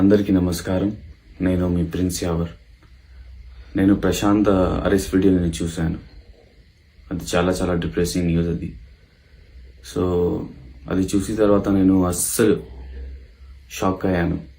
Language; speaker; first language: Telugu; non-native, local second language; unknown